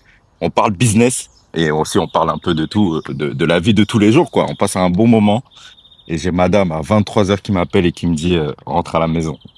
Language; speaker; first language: French; native; French